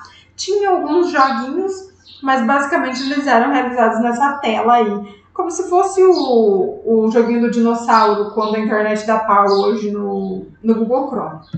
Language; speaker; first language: Portuguese; native; Portuguese